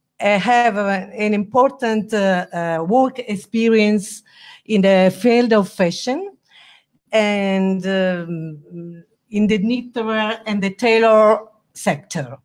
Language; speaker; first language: English; non-native, learner; Italian